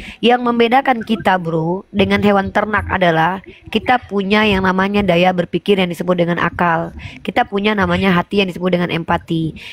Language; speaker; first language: Indonesian; native; Indonesian